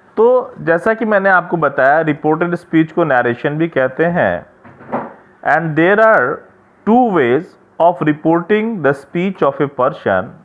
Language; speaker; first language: Hindi; native; Hindi